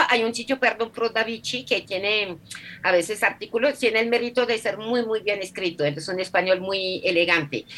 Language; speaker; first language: Spanish; non-native, fluent; French